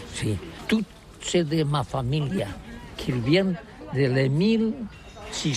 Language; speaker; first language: French; non-native, learner; Catalan